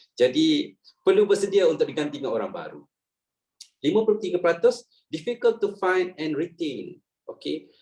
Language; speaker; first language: Malay; native; Malay